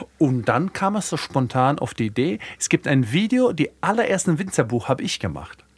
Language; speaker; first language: German; early bilingual, other home language; Croatian